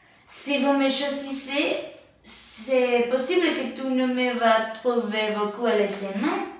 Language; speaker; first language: French; non-native, learner; Spanish